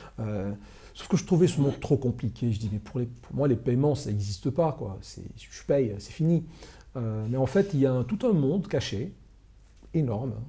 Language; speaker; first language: French; non-native, local second language; Arabic